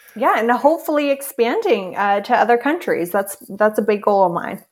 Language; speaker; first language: English; native; English